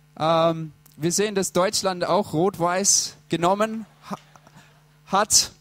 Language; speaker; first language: German; non-native, fluent; English